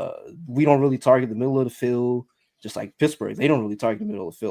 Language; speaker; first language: English; native; English